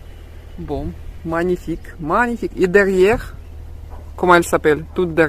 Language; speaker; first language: French; non-native, learner; Russian